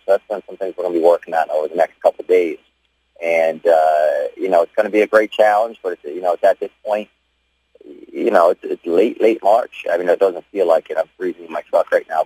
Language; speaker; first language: English; native; English